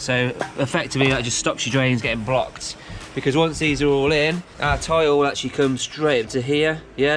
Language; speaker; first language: English; native; English